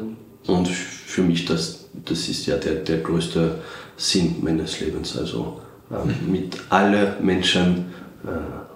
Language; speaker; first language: German; non-native, fluent; French